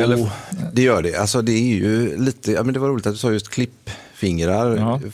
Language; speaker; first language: Swedish; native; Swedish